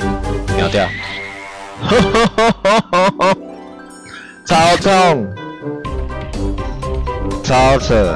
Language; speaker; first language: Chinese; native; Chinese